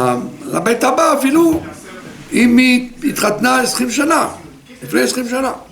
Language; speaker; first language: Hebrew; non-native, fluent; French